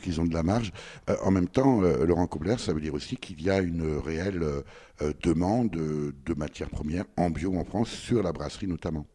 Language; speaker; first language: French; native; French